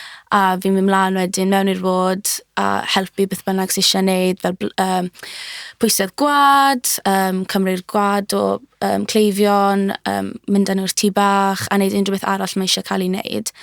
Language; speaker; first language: Welsh; native; Welsh